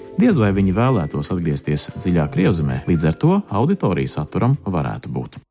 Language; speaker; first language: Latvian; early bilingual, heritage; Latvian